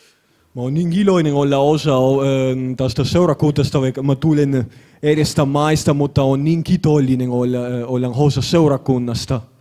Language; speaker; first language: Finnish; non-native, learner; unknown